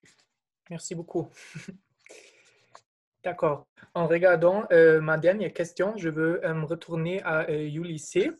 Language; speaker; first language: French; non-native, fluent; German